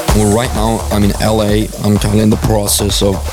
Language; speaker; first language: English; non-native, fluent; Swedish